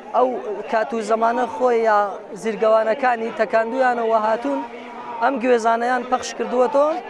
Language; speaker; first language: Central Kurdish; non-native, local second language; Gurani